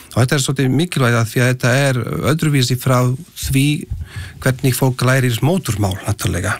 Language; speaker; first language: Icelandic; non-native, fluent; Slovak